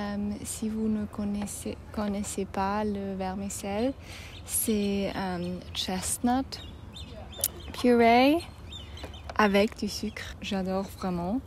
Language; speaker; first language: French; non-native, learner; English